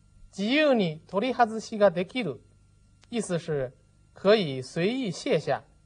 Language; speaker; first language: Japanese; non-native, fluent; Chinese